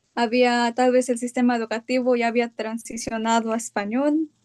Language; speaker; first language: Spanish; early bilingual, heritage; Spanish